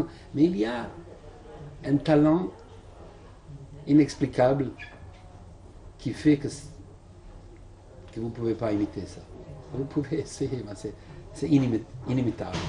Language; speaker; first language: French; non-native, fluent; Serbian